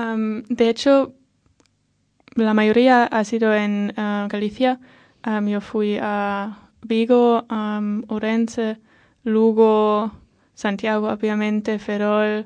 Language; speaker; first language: Spanish; non-native, fluent; German